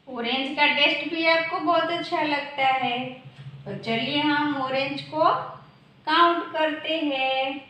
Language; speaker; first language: Hindi; non-native, local second language; Gujarati